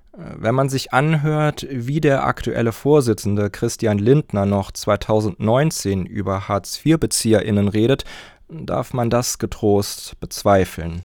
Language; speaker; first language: German; native; German